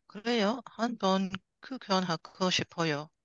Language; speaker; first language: Korean; non-native, learner; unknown